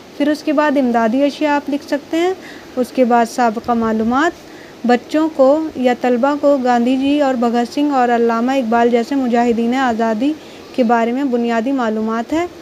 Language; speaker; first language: Urdu; native; Urdu